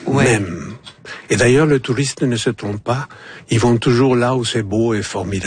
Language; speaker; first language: French; non-native, fluent; Spanish